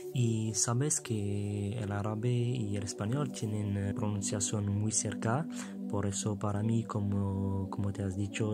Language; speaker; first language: Spanish; non-native, fluent; French